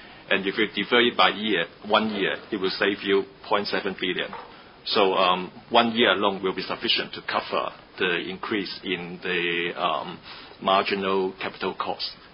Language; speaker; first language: English; non-native, local second language; Cantonese